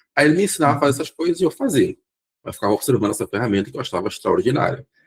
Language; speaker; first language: Portuguese; non-native, local second language; Kabuverdianu